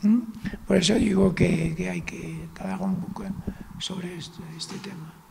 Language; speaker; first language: Spanish; non-native, fluent; Arabic